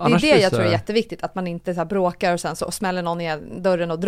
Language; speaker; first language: Swedish; native; Swedish